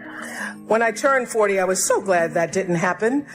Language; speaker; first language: English; native; English